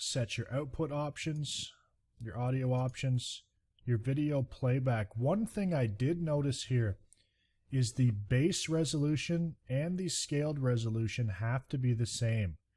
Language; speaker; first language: English; native; English